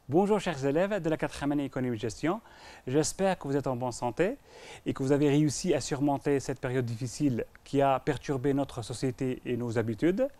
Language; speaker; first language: French; non-native, local second language; Arabic